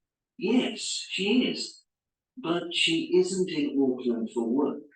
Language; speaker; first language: English; non-native, learner; Spanish